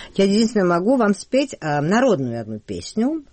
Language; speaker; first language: Russian; non-native, local second language; Georgian